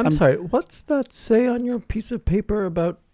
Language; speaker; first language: English; native; English